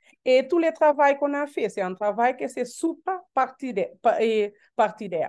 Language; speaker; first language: French; non-native, learner; Portuguese